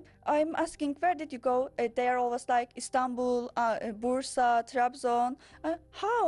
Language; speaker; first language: English; non-native, learner; Turkish